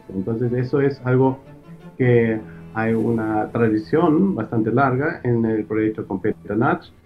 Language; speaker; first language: Spanish; early bilingual, heritage; German